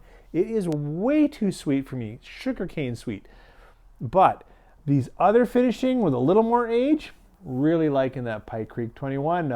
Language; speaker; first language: English; native; English